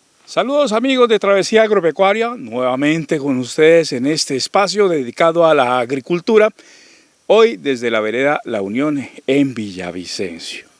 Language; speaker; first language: Spanish; native; Spanish